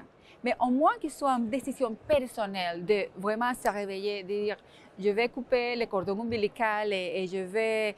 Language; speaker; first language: French; non-native, fluent; Spanish